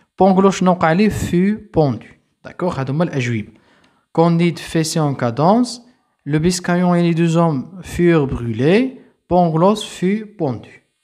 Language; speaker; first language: French; non-native, local second language; Arabic